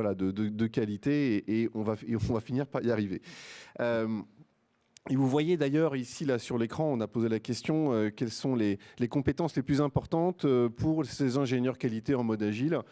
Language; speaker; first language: French; native; French